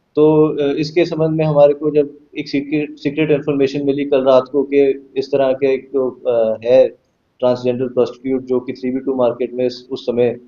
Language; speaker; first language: Hindi; non-native, local second language; Punjabi